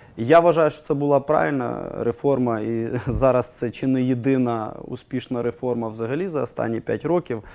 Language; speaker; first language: Ukrainian; non-native, local second language; Russian